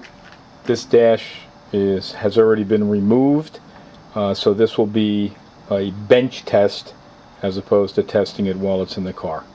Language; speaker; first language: English; native; English